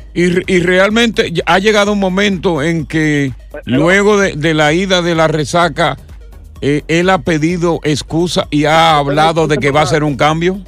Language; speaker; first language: Spanish; native; Spanish